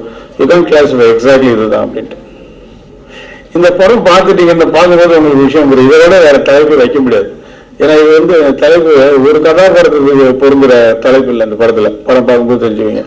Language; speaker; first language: Tamil; native; Tamil